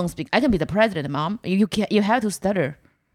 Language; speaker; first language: English; non-native, fluent; Chinese